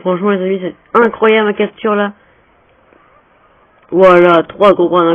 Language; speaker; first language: French; native; French